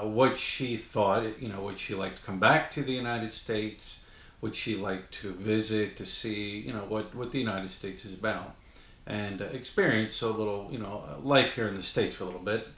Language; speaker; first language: English; native; English